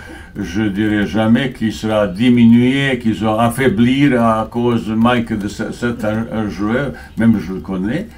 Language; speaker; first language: French; non-native, fluent; Bosnian